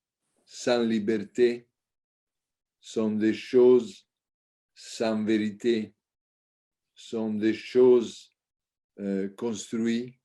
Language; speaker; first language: French; non-native, learner; Italian